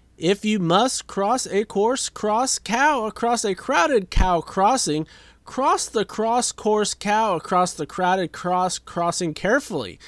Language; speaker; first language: English; native; English